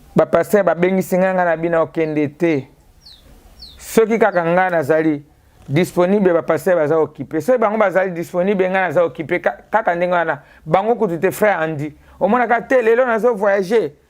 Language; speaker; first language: Lingala; native; Lingala